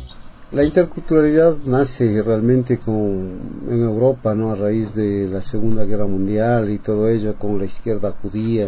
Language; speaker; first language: Spanish; native; Spanish